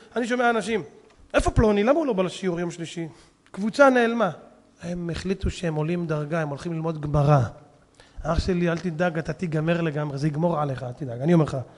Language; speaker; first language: Hebrew; native; Hebrew